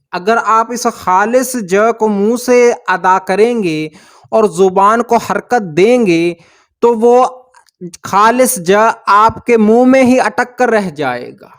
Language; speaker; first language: Urdu; native; Urdu